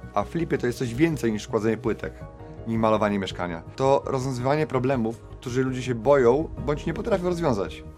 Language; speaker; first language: Polish; native; Polish